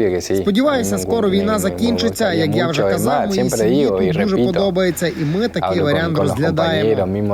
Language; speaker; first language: Ukrainian; non-native, learner; Spanish